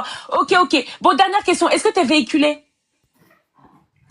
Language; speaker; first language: French; native; French